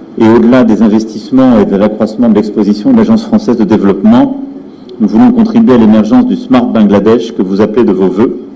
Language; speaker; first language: French; native; French